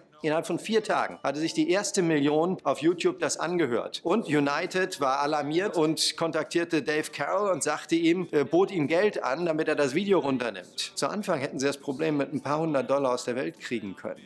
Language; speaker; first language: German; native; German